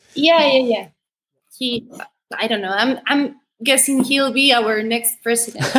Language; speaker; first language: English; non-native, fluent; Spanish